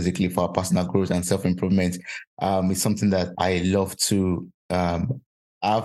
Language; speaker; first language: English; non-native, local second language; Yoruba